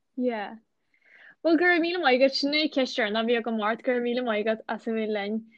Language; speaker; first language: Irish; native; Irish